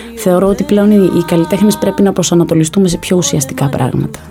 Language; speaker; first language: Greek; early bilingual, heritage; Greek